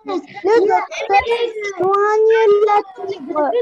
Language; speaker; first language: French; non-native, local second language; Arabic